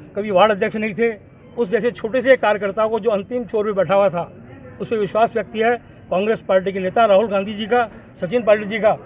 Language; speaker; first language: Hindi; native; Hindi